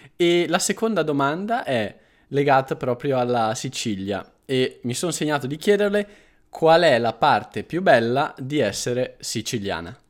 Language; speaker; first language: Italian; native; Italian